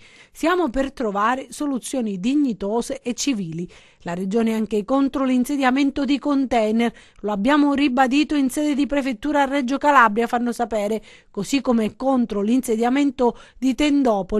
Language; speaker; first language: Italian; native; Italian